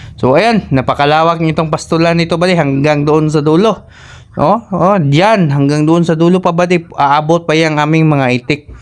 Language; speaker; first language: Filipino; non-native, local second language; Cebuano